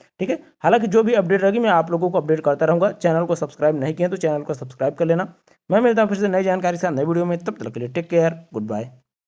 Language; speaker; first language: Hindi; native; Hindi